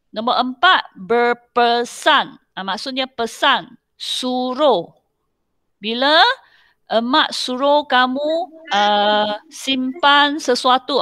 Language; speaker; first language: Malay; non-native, local second language; Chinese